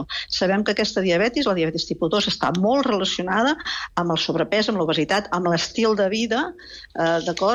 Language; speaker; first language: Catalan; native; Catalan